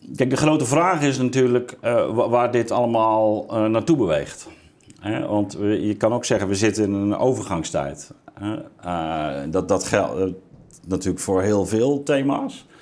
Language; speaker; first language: Dutch; native; Dutch